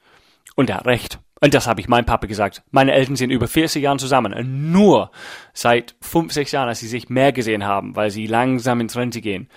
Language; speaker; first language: German; non-native, fluent; English